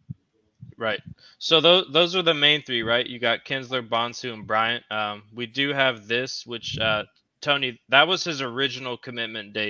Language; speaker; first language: English; native; English